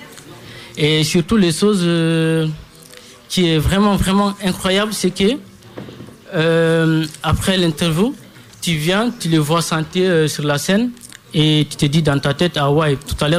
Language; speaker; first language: French; non-native, local second language; Fula